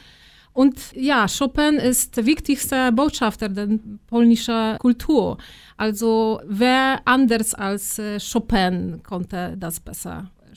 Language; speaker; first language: German; non-native, fluent; Polish